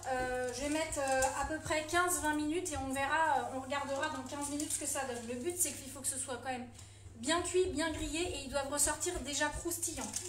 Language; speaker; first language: French; native; French